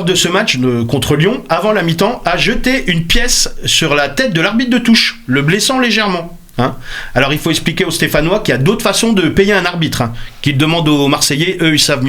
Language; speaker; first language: French; native; French